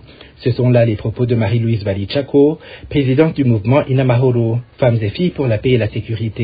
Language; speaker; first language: French; non-native, local second language; Rundi